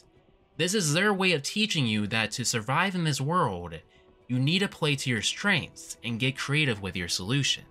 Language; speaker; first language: English; native; English